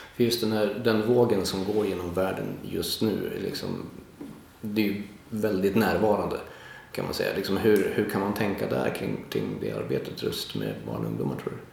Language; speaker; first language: Swedish; native; Swedish